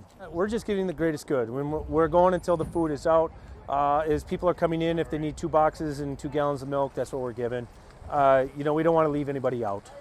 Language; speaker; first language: English; native; English